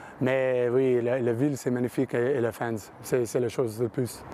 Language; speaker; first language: French; non-native, learner; English